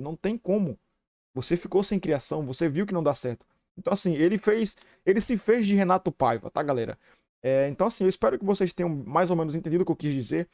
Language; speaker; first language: Portuguese; native; Portuguese